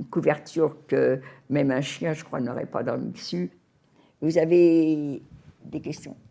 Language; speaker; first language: French; native; French